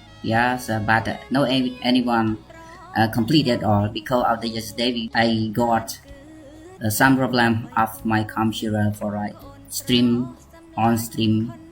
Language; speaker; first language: English; non-native, learner; Khmer